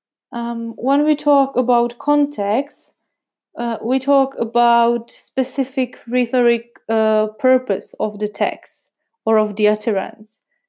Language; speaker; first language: English; non-native, fluent; Czech